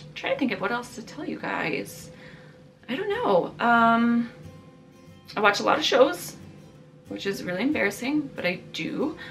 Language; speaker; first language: English; early bilingual, other home language; Italian